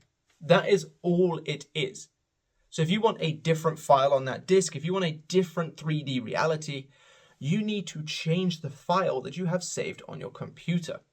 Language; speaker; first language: English; native; English